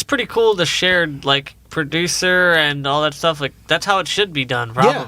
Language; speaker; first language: English; native; English